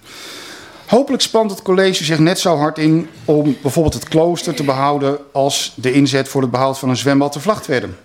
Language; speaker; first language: Dutch; native; Dutch